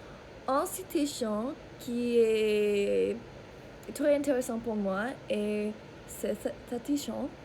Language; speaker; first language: French; non-native, learner; English